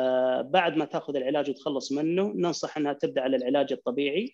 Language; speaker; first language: Arabic; native; Arabic